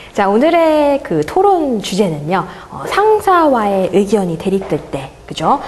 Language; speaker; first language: Korean; native; Korean